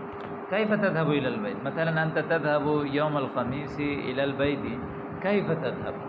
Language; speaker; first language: Arabic; non-native, fluent; Urdu